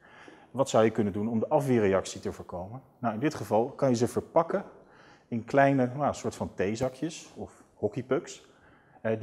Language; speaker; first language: Dutch; native; Dutch